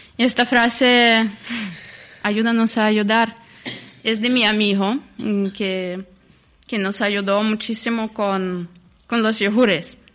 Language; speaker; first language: Spanish; non-native, fluent; Ukrainian